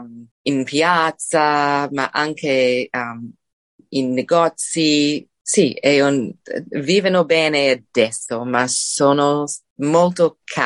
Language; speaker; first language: Italian; non-native, fluent; English